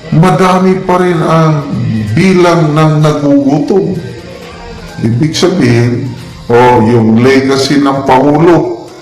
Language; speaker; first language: Filipino; non-native, local second language; Cebuano